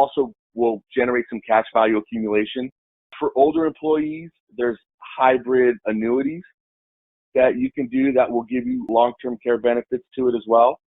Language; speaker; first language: English; native; English